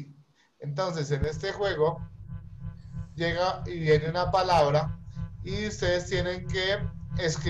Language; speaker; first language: Spanish; native; Spanish